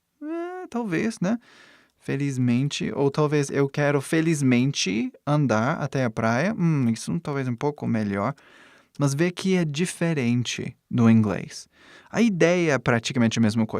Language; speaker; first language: Portuguese; non-native, fluent; English